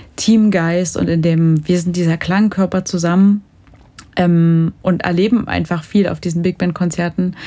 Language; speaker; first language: German; native; German